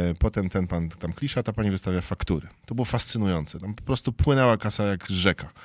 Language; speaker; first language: Polish; native; Polish